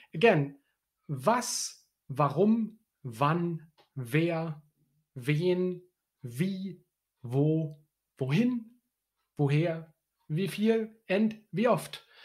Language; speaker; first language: German; native; German